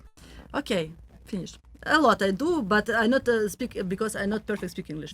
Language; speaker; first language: English; non-native, learner; Russian